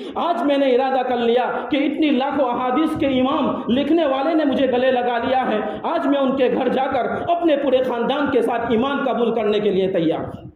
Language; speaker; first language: Urdu; non-native, local second language; Gujarati